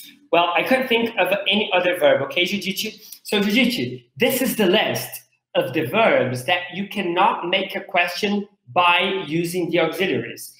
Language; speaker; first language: English; non-native, fluent; Portuguese